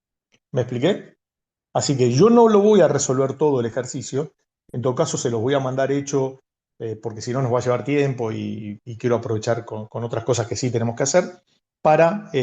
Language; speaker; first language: Spanish; native; Spanish